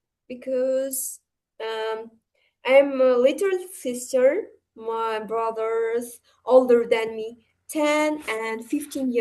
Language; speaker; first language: English; non-native, learner; Uzbek